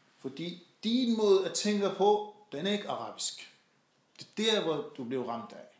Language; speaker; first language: Danish; non-native, fluent; Arabic